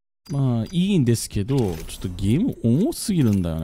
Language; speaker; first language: Japanese; early bilingual, heritage; Japanese